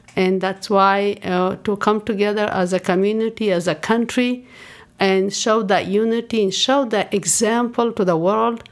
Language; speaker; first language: English; non-native, fluent; Persian